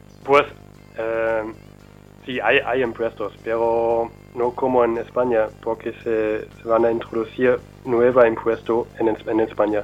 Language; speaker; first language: Spanish; non-native, learner; German